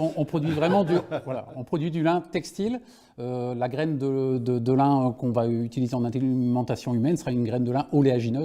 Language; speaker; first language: French; native; French